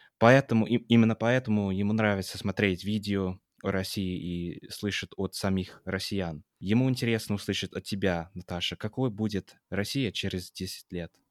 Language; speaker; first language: Russian; non-native, fluent; English